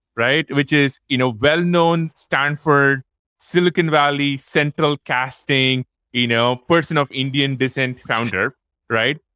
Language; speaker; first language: English; non-native, local second language; Tamil